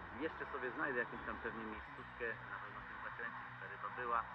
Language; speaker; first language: Polish; native; Polish